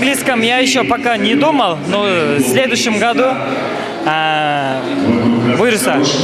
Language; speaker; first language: Russian; non-native, learner; Kyrgyz